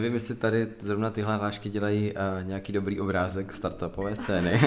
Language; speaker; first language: Czech; native; Czech